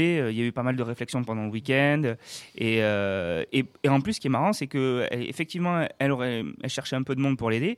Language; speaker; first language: French; native; French